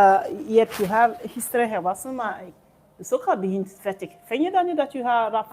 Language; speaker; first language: Dutch; non-native, learner; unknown